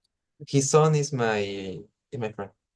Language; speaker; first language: English; non-native, learner; Spanish